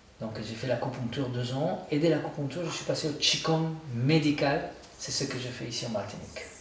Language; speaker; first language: French; non-native, fluent; Spanish